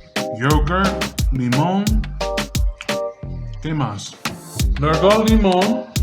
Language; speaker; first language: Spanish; non-native, learner; English